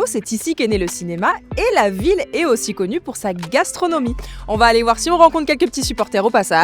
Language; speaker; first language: French; native; French